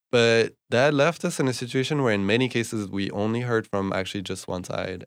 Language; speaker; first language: English; non-native, fluent; French